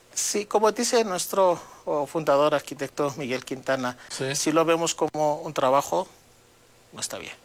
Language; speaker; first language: Spanish; non-native, fluent; Greek